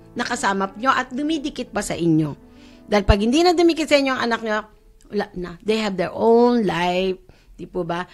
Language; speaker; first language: Filipino; native; Filipino